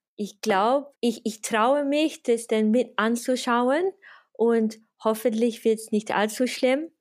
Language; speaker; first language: German; non-native, fluent; English